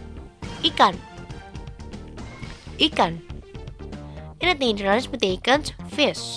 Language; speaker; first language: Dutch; non-native, fluent; Indonesian